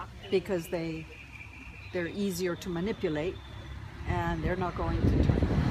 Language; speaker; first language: English; native; English